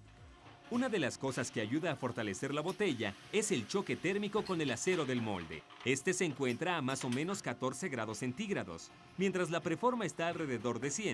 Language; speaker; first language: Spanish; native; Spanish